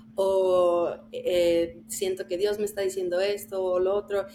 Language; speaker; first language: Spanish; early bilingual, heritage; Spanish